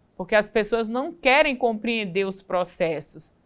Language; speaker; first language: Portuguese; native; Portuguese